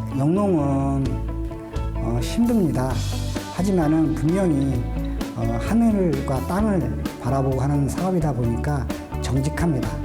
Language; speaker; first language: Korean; native; Korean